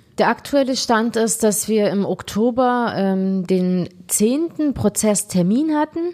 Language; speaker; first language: German; early bilingual, other home language; Turkish